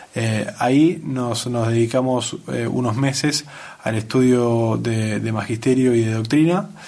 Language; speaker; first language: Spanish; native; Spanish